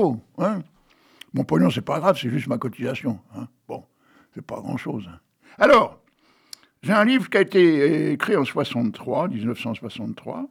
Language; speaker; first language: French; native; French